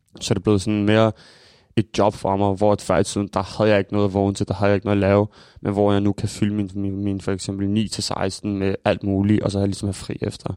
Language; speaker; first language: Danish; early bilingual, other home language; Albanian